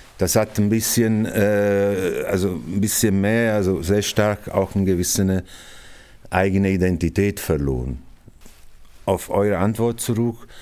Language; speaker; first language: German; non-native, fluent; Italian